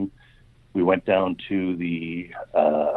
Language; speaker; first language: English; native; English